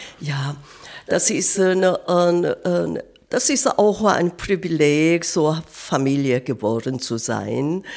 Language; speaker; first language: German; non-native, learner; Korean